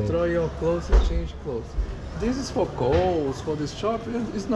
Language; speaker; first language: English; non-native, learner; Portuguese